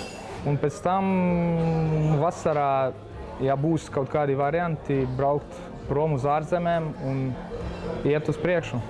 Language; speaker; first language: Latvian; non-native, local second language; Russian